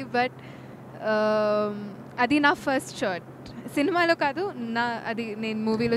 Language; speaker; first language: Telugu; non-native, fluent; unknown